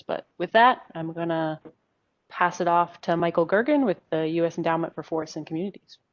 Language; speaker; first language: English; native; English